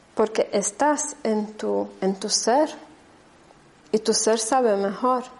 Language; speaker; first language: Spanish; non-native, fluent; German